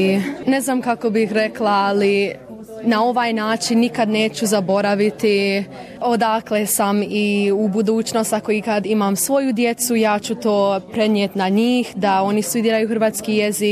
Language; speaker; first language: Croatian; early bilingual, heritage; Croatian